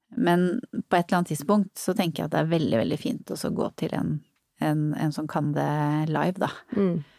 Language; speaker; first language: Norwegian; native; Norwegian